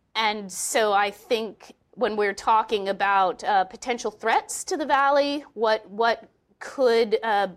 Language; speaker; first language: English; native; English